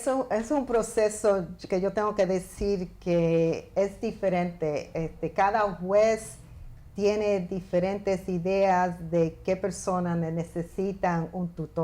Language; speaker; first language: Spanish; early bilingual, heritage; Spanish